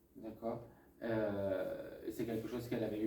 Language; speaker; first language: French; native; French